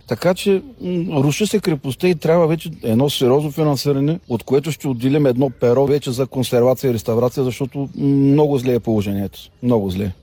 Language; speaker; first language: Bulgarian; native; Bulgarian